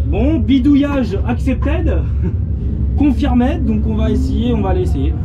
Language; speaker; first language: French; native; French